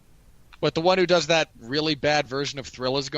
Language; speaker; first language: English; native; English